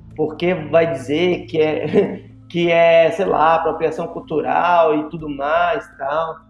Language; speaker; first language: Portuguese; native; Portuguese